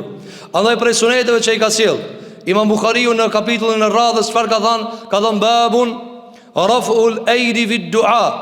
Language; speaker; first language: Albanian; native; Albanian